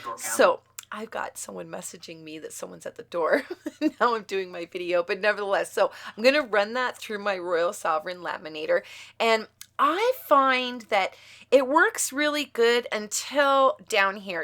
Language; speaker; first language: English; native; English